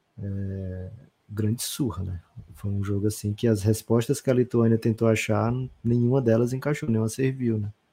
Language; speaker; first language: Portuguese; native; Portuguese